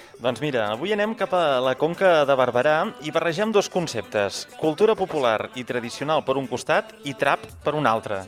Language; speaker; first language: Catalan; native; Catalan